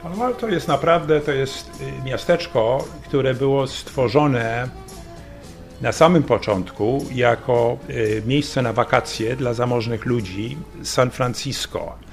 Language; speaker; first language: Polish; early bilingual, heritage; Polish